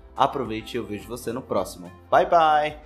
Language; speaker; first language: Portuguese; native; Portuguese